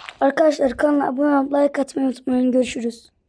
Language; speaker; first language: Turkish; native; Turkish